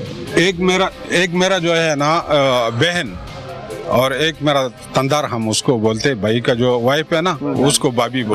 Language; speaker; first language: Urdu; non-native, local second language; Pashto